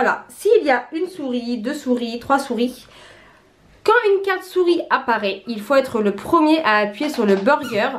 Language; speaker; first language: French; native; French